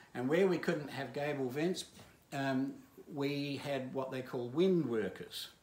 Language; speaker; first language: English; native; English